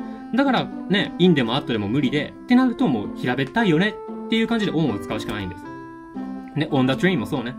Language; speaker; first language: Japanese; native; Japanese